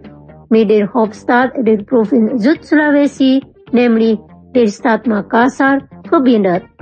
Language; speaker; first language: German; non-native, fluent; Indonesian